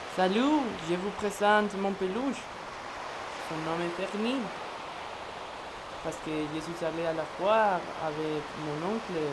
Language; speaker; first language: French; non-native, fluent; Spanish